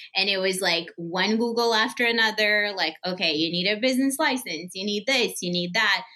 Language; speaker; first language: English; early bilingual, other home language; Portuguese